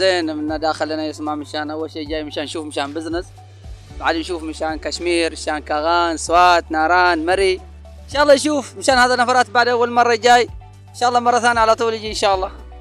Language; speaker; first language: Arabic; native; Arabic